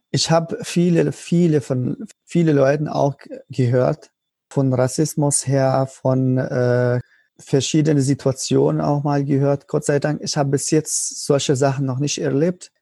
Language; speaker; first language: German; non-native, learner; Arabic